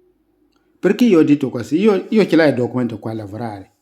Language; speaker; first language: Italian; non-native, learner; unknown